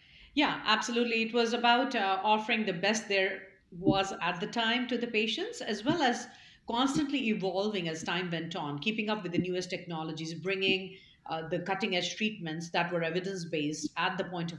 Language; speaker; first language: English; non-native, local second language; Hindi